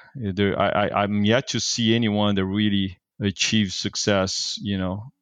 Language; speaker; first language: English; non-native, fluent; Portuguese